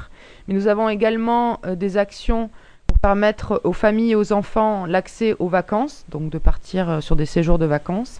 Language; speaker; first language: French; native; French